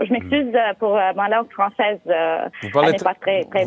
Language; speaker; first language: French; non-native, local second language; Arabic